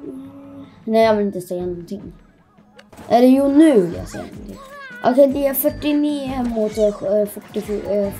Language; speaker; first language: Swedish; early bilingual, other home language; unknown